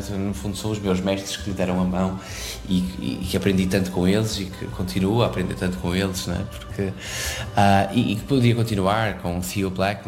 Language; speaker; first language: Portuguese; native; Portuguese